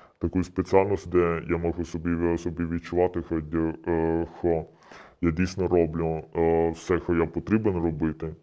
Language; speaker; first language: Ukrainian; early bilingual, heritage; Ukrainian